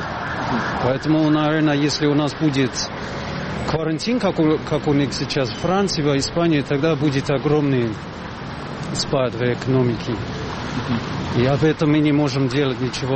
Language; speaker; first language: Russian; non-native, learner; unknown